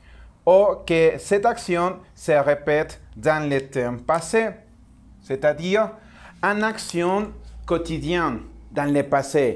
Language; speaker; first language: French; non-native, learner; Spanish